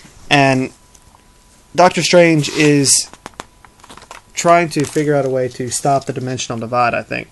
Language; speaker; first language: English; native; English